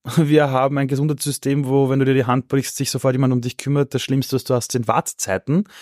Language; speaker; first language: German; early bilingual, other home language; Persian